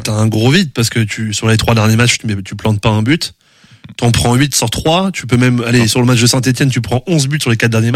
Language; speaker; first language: French; native; French